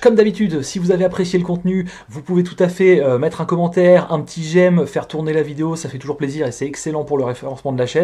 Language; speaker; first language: French; native; French